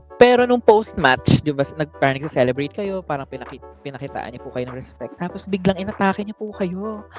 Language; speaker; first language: Filipino; native; Filipino